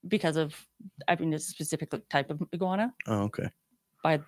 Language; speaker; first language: English; native; English